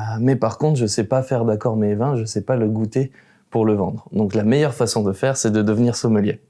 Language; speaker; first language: French; native; French